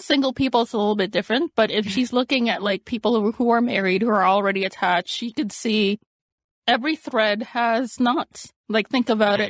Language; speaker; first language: English; native; English